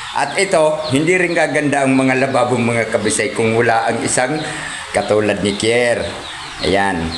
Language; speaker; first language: Filipino; non-native, local second language; Cebuano